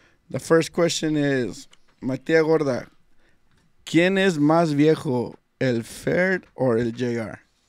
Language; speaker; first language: Spanish; early bilingual, other home language; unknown